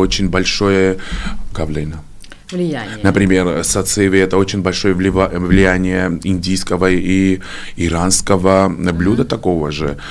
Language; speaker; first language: Russian; non-native, fluent; Georgian